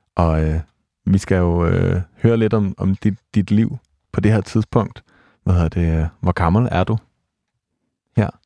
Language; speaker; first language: Danish; native; Danish